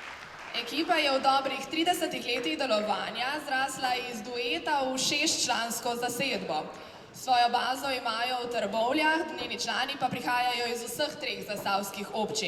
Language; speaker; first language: Slovenian; native; Slovenian